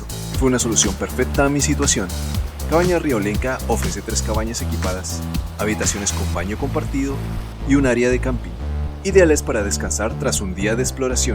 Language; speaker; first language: Spanish; native; Spanish